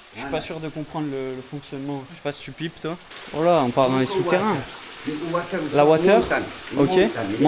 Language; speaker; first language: French; native; French